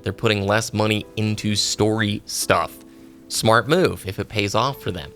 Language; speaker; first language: English; native; English